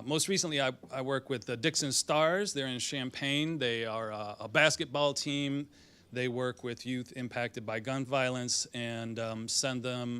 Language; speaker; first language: English; native; English